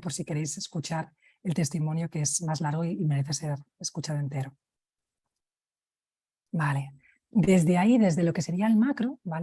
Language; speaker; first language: Spanish; native; Spanish